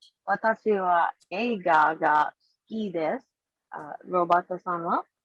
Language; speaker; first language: Japanese; non-native, learner; English